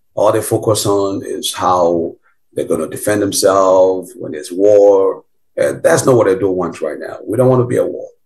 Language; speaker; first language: English; non-native, local second language; Bini